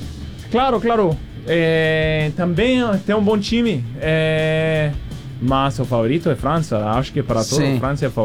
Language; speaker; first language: Portuguese; non-native, fluent; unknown